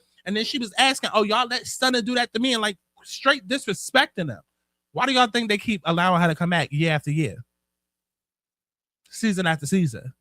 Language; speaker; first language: English; native; English